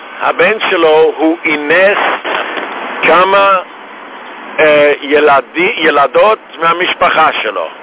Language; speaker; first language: Hebrew; non-native, fluent; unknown